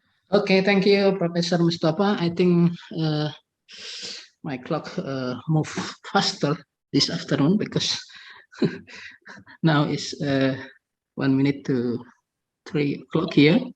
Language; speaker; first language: English; non-native, fluent; Indonesian